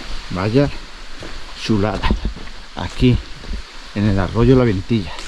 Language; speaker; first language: Spanish; native; Spanish